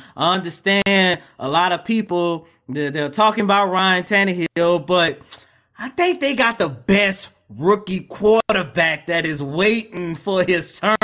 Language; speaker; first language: English; native; English